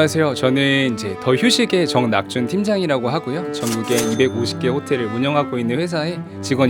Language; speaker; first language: Korean; native; Korean